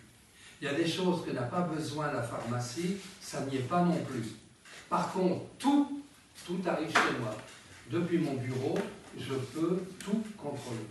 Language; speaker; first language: French; native; French